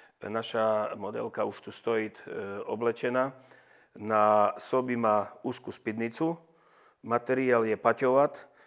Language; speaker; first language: Slovak; non-native, local second language; Rusyn